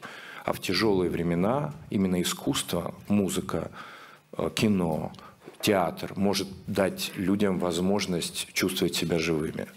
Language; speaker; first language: Russian; native; Russian